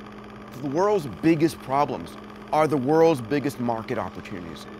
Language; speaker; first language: English; native; English